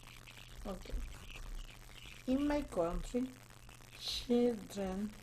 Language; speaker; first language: English; non-native, learner; Spanish